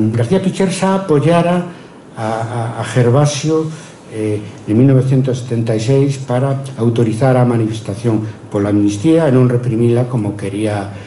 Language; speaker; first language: Spanish; non-native, local second language; Galician